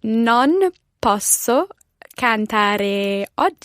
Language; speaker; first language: Italian; non-native, learner; English